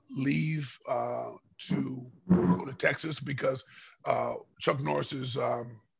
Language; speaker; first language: English; native; English